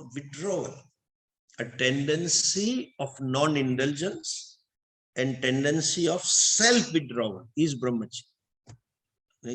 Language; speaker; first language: English; non-native, local second language; Gujarati